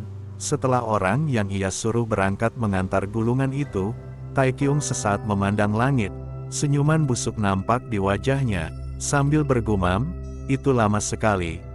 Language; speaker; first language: Indonesian; native; Indonesian